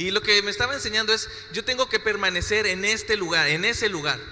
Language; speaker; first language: Spanish; native; Spanish